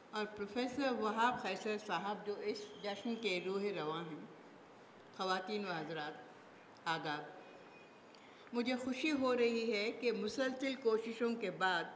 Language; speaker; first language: Urdu; native; Urdu